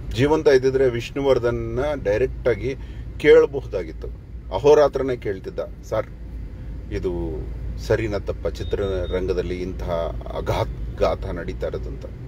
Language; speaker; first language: Kannada; native; Kannada